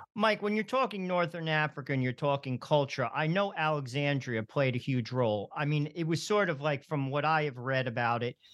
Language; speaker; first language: English; early bilingual, other home language; Italian